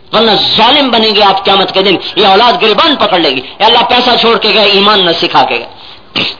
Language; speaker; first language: Urdu; non-native, local second language; Punjabi